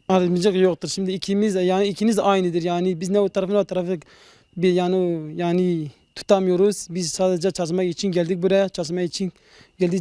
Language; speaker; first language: Turkish; non-native, local second language; Kurdish